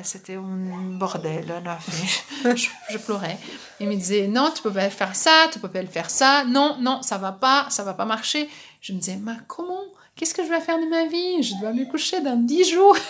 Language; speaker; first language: French; non-native, fluent; Portuguese